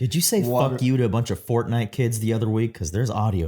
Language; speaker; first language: English; native; English